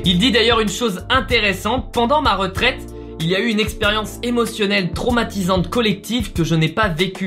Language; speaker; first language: French; native; French